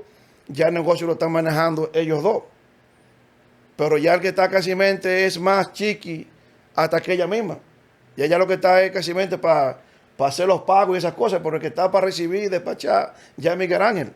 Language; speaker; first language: Spanish; native; Spanish